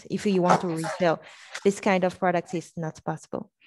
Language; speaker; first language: English; non-native, fluent; French